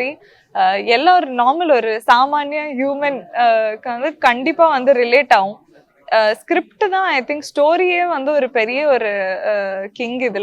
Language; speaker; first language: Tamil; native; Tamil